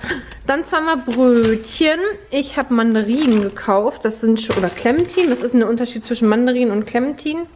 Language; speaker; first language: German; native; German